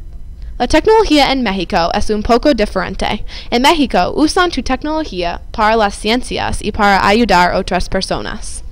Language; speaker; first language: Spanish; non-native, learner; English